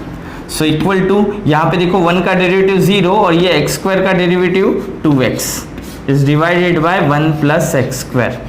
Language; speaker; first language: Hindi; native; Hindi